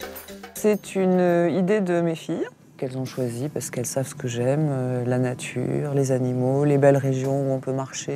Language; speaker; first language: French; native; French